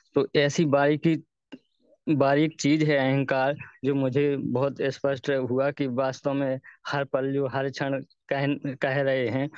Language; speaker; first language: Hindi; native; Hindi